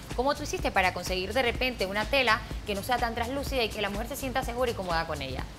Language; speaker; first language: Spanish; native; Spanish